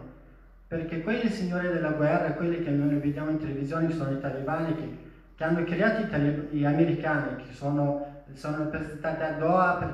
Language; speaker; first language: Italian; non-native, fluent; Persian